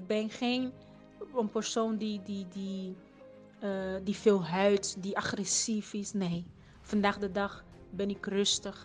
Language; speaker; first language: Dutch; non-native, fluent; Portuguese